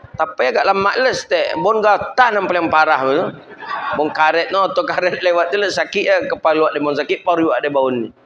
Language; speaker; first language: Malay; non-native, local second language; Minangkabau